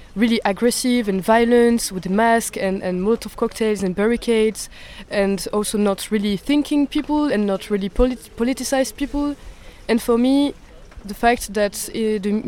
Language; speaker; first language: English; non-native, fluent; French